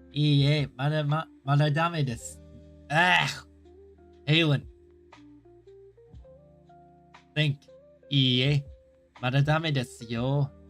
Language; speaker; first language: Japanese; non-native, learner; English